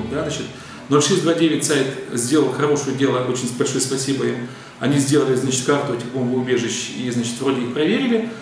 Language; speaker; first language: Russian; native; Russian